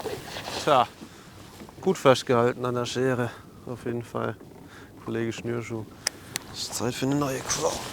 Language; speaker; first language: German; native; German